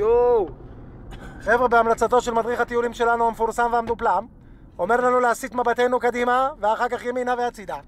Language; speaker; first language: Hebrew; native; Hebrew